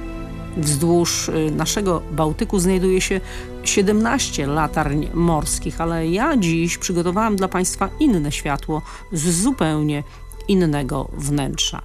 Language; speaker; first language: Polish; native; Polish